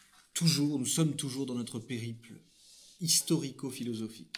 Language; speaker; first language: French; native; French